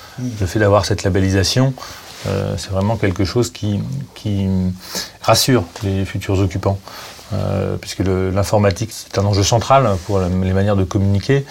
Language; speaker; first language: French; native; French